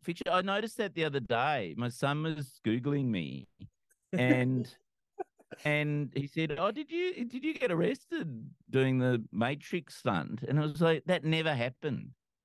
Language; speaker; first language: English; native; English